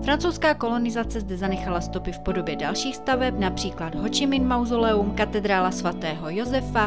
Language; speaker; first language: Czech; native; Czech